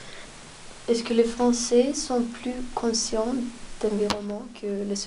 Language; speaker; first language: French; non-native, learner; Swedish